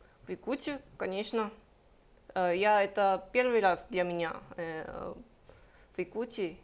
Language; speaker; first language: Russian; non-native, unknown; Japanese